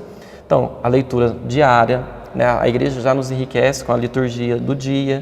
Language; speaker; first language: Portuguese; native; Portuguese